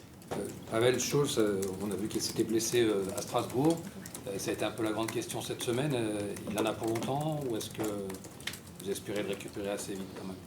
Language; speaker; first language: French; native; French